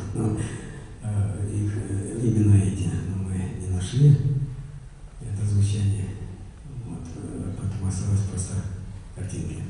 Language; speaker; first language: Russian; native; Russian